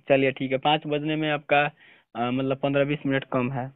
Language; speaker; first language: Hindi; native; Hindi